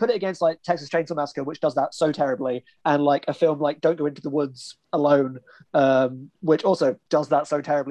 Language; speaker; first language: English; native; English